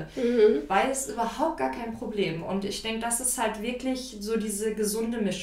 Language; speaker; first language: German; native; German